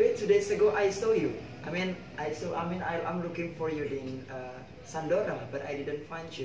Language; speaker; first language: English; non-native, learner; Indonesian